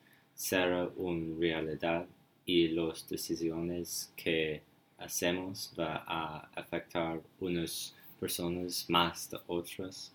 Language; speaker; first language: Spanish; non-native, learner; English